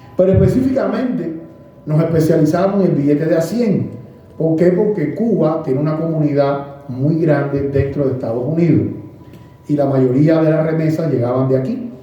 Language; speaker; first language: Spanish; native; Spanish